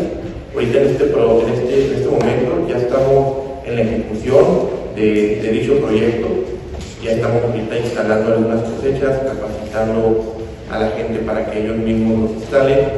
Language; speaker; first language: Spanish; native; Spanish